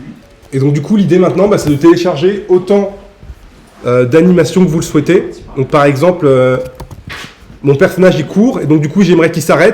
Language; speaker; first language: French; native; French